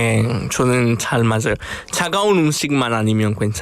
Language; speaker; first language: Korean; non-native, fluent; Spanish